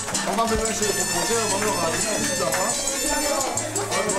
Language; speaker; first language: French; native; French